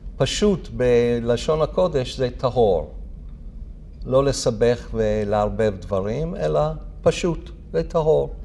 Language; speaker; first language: Hebrew; non-native, fluent; English